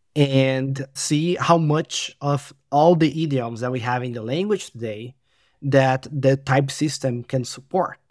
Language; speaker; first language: English; non-native, fluent; Portuguese